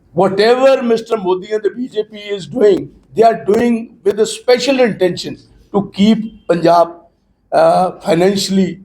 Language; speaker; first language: English; non-native, local second language; Punjabi